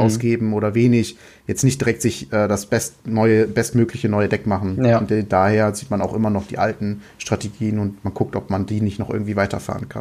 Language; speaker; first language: German; native; German